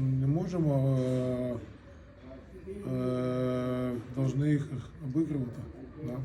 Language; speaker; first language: Ukrainian; non-native, local second language; Russian